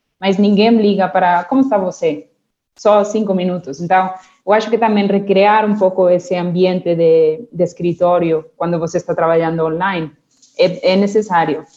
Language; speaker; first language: Portuguese; non-native, fluent; Spanish